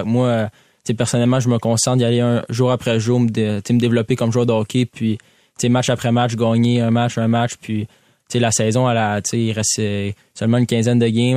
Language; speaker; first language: French; native; French